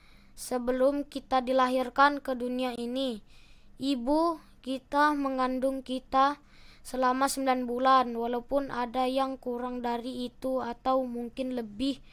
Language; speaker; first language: Indonesian; native; Indonesian